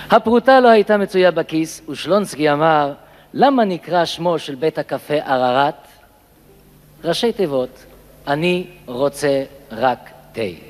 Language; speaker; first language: Hebrew; native; Hebrew